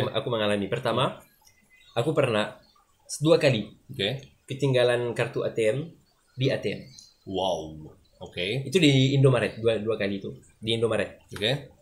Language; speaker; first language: Indonesian; non-native, learner; French